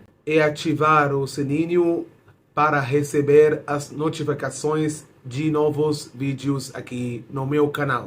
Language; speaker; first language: Portuguese; non-native, fluent; Arabic